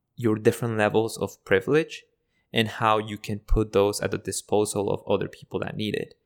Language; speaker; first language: English; early bilingual, other home language; Spanish